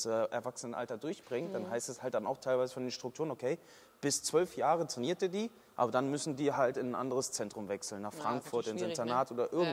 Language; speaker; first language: German; native; German